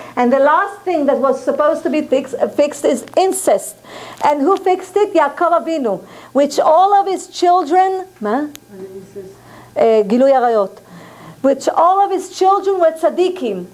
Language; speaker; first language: English; non-native, fluent; Hebrew